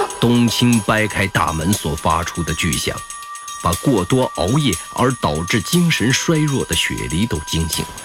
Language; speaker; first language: Chinese; native; Chinese